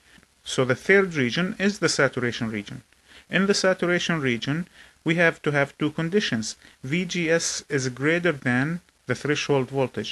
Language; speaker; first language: English; non-native, fluent; Arabic